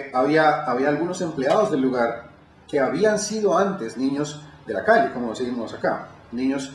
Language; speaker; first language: Spanish; native; Spanish